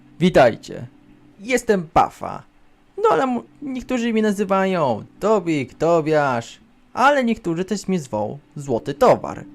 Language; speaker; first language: Polish; native; Polish